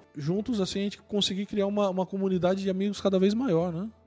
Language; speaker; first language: Portuguese; native; Portuguese